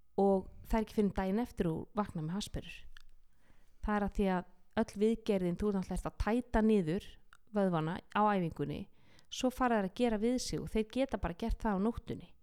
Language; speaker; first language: Icelandic; native; Icelandic